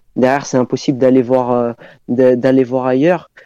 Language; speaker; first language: French; native; French